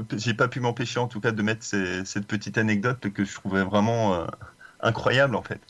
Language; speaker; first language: French; native; French